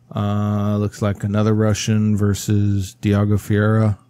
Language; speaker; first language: English; native; English